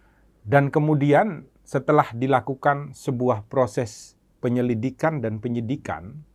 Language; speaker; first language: Indonesian; native; Indonesian